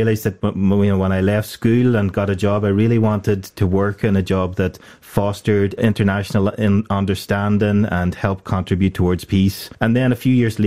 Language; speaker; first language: English; native; English